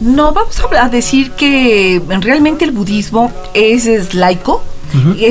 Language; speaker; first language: Spanish; native; Spanish